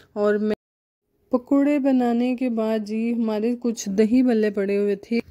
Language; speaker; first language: Urdu; non-native, local second language; Punjabi